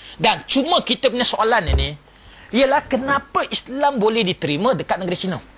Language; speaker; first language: Malay; non-native, local second language; Chinese